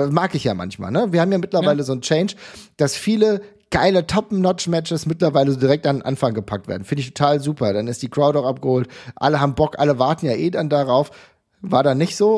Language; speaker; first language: German; native; German